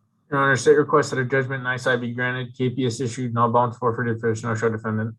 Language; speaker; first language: English; native; English